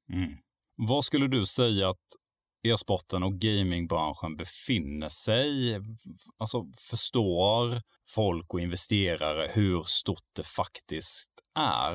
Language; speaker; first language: Swedish; native; Swedish